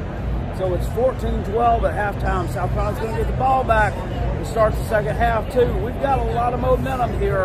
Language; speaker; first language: English; native; English